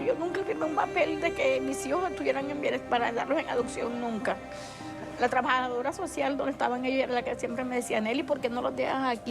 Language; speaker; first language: Spanish; native; Spanish